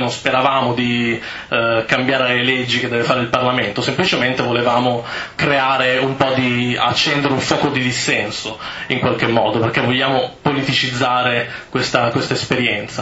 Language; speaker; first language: Italian; native; Italian